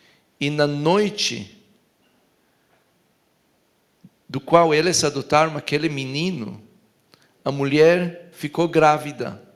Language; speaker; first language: Portuguese; non-native, fluent; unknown